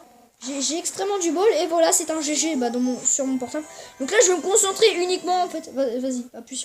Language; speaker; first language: French; native; French